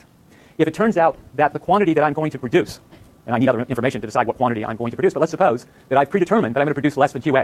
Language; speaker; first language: English; native; English